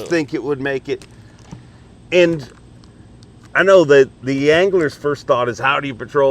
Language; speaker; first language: English; native; English